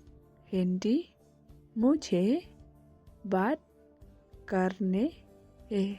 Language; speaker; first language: Hindi; non-native, local second language; Khasi